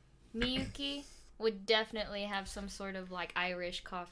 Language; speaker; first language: English; native; English